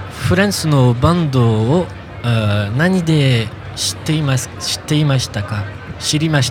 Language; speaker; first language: Japanese; non-native, learner; French